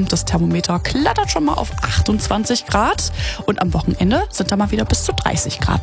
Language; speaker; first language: German; native; German